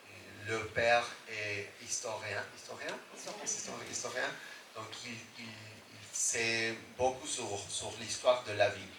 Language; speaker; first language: French; non-native, fluent; Spanish